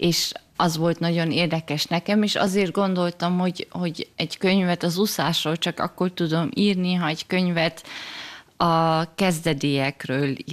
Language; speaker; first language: Hungarian; early bilingual, heritage; Hungarian